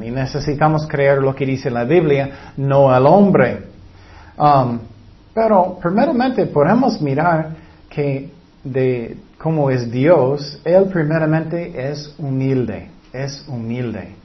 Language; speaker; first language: Spanish; non-native, fluent; English